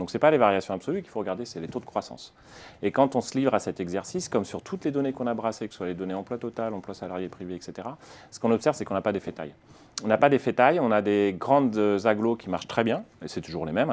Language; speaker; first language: French; native; French